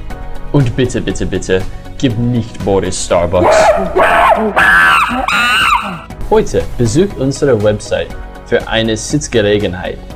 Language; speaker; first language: German; non-native, learner; English